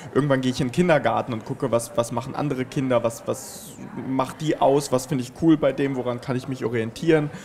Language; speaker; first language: German; early bilingual, other home language; Russian